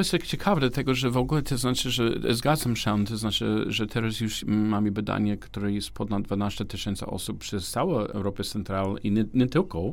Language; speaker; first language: Polish; non-native, learner; English